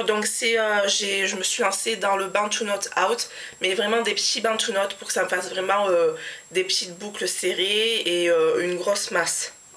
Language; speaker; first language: French; native; French